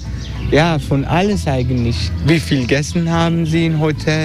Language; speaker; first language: German; non-native, learner; Turkish